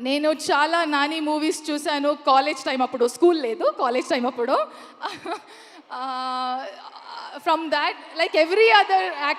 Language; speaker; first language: Telugu; non-native, learner; Kannada